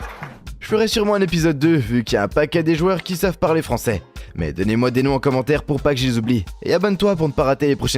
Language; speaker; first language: French; native; French